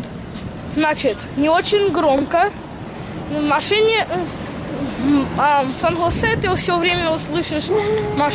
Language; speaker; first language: Russian; early bilingual, heritage; Russian